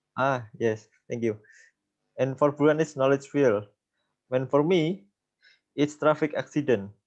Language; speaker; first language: English; non-native, learner; Indonesian